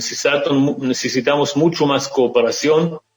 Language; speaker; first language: Spanish; non-native, fluent; Arabic